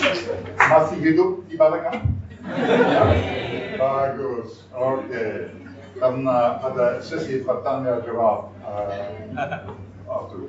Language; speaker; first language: Indonesian; non-native, fluent; English